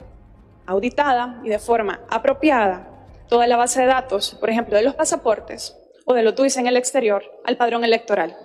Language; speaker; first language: Spanish; native; Spanish